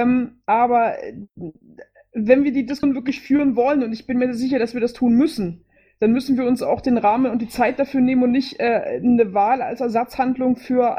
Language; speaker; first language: German; native; German